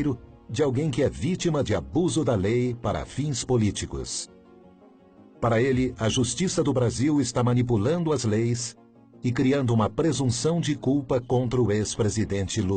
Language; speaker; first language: Portuguese; native; Portuguese